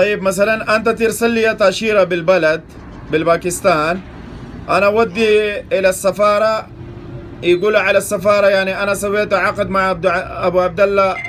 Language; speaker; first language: Arabic; non-native, learner; Pashto